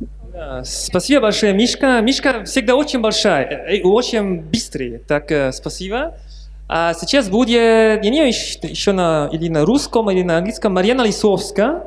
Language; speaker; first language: Russian; non-native, learner; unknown